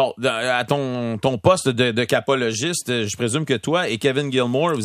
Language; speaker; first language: French; native; French